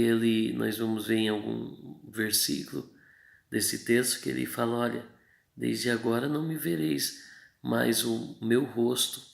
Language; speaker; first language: Portuguese; native; Portuguese